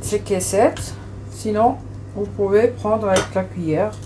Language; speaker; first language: French; non-native, local second language; Arabic